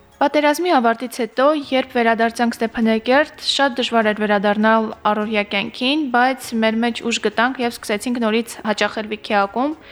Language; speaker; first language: Armenian; native; Armenian